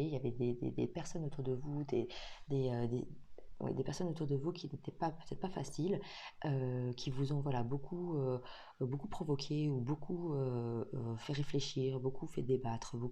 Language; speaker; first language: French; native; French